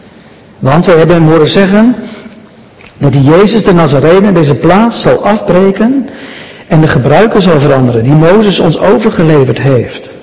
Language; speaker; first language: Dutch; native; Dutch